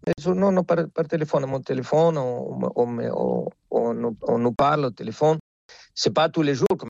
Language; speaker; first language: French; non-native, fluent; Spanish